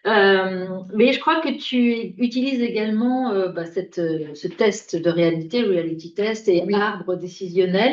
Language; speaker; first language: French; native; French